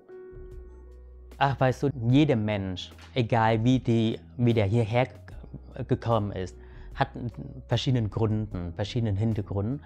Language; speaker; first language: German; early bilingual, other home language; Vietnamese